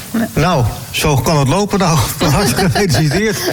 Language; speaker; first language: Dutch; native; Dutch